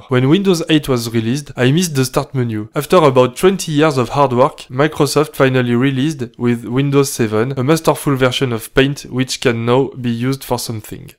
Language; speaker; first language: English; non-native, fluent; French